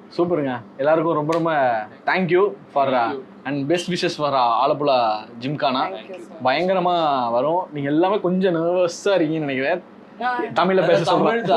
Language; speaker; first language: Tamil; native; Tamil